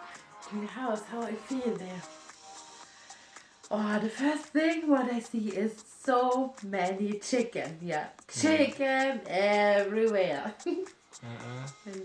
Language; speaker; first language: English; non-native, learner; German